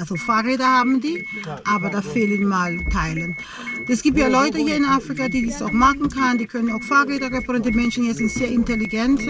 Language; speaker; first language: German; non-native, fluent; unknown